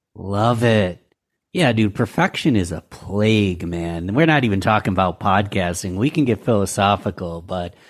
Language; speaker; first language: English; native; English